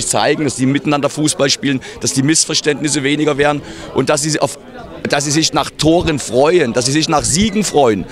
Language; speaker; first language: German; native; German